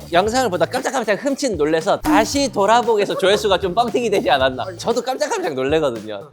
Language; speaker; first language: Korean; native; Korean